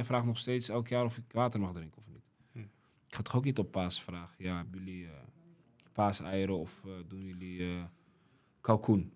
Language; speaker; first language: Dutch; early bilingual, other home language; Riffian